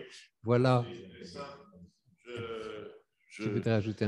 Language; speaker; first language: French; native; French